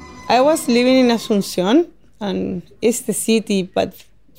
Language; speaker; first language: English; non-native, fluent; Spanish